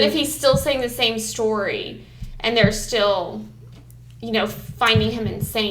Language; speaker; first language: English; native; English